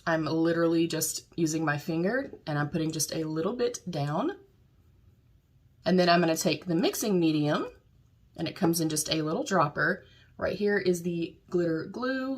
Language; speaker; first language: English; native; English